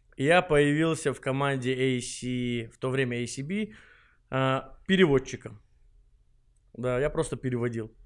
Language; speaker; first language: Russian; non-native, local second language; Chechen